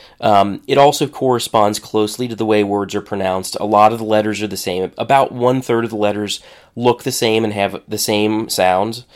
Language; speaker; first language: English; native; English